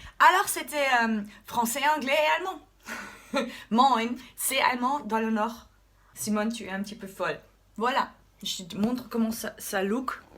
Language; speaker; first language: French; non-native, fluent; German